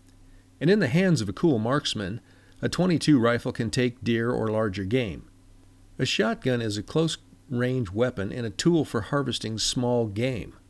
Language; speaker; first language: English; native; English